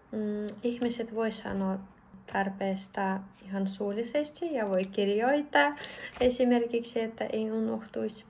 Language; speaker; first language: Finnish; non-native, fluent; Russian